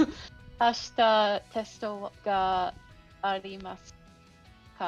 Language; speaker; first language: Japanese; non-native, learner; English